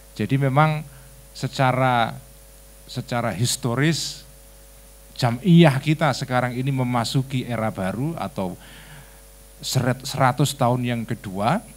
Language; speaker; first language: Indonesian; native; Indonesian